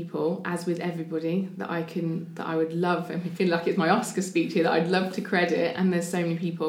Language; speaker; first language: English; native; English